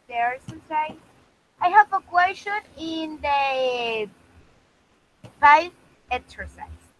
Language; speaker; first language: English; non-native, learner; Spanish